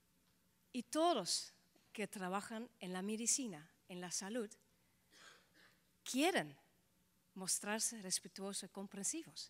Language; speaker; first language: Spanish; non-native, fluent; Dutch